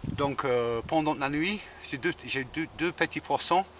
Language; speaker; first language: French; non-native, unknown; English